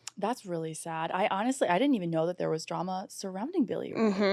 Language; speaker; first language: English; native; English